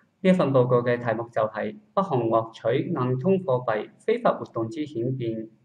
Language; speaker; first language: Cantonese; non-native, learner; Japanese